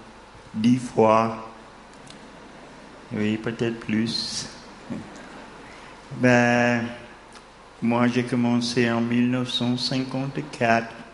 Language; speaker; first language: French; non-native, fluent; English